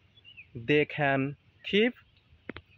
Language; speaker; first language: English; non-native, learner; Bangla